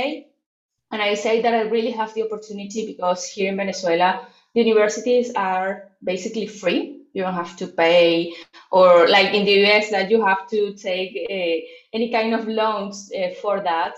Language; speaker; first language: English; non-native, fluent; Spanish